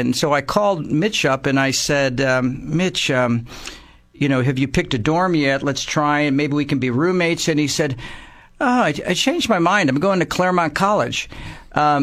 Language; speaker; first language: English; native; English